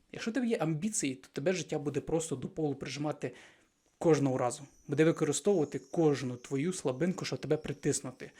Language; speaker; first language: Ukrainian; non-native, local second language; Russian